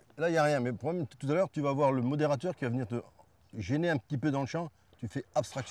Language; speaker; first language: French; native; French